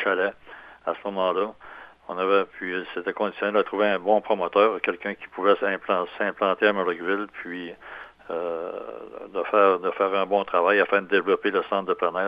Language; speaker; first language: French; native; French